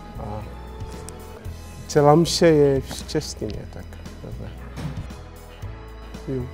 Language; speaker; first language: Czech; non-native, learner; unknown